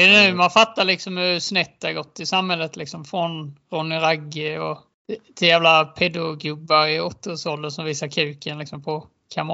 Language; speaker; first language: Swedish; native; Swedish